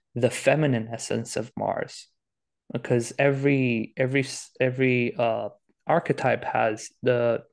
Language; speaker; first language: English; non-native, fluent; Romanian